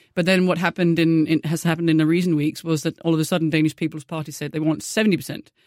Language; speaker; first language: English; non-native, fluent; Danish